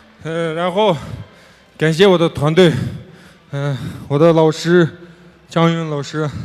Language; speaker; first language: Chinese; non-native, local second language; Kazakh